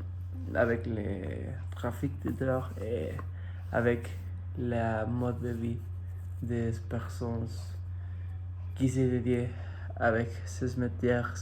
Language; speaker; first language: French; non-native, fluent; Spanish